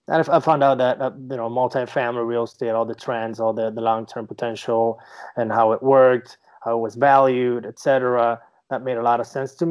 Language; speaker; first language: English; non-native, fluent; Spanish